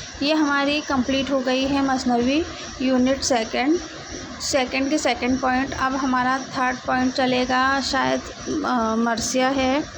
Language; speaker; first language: Urdu; native; Urdu